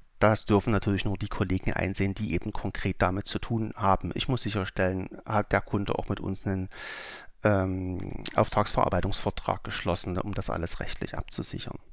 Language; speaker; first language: German; native; German